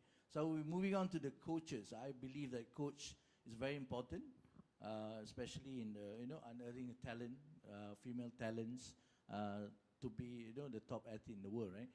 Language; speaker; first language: English; non-native, local second language; Malay